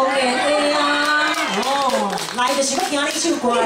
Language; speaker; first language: Chinese; native; Chinese